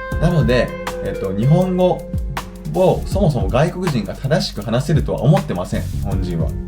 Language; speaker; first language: Japanese; native; Japanese